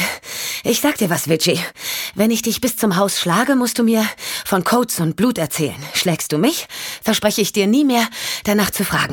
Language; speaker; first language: German; native; German